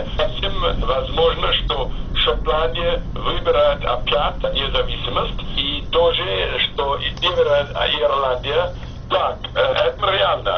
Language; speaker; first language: Russian; non-native, fluent; English